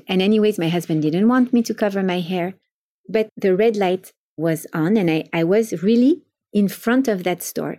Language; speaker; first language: English; non-native, fluent; French